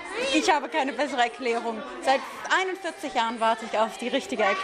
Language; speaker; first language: German; native; German